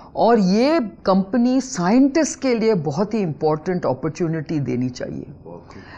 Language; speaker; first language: Hindi; non-native, local second language; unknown